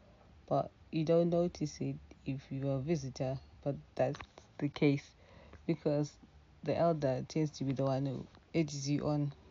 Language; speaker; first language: English; non-native, local second language; Shona